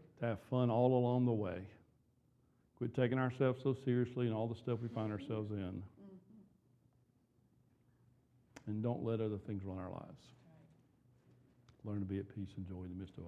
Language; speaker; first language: English; native; English